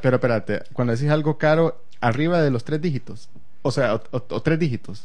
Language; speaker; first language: Spanish; native; Spanish